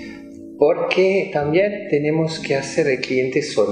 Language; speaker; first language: Spanish; non-native, fluent; French